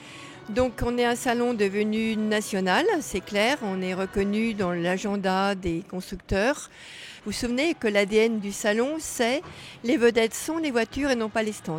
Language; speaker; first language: French; native; French